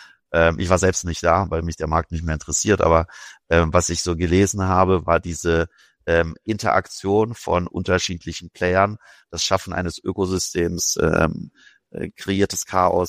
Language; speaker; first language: German; native; German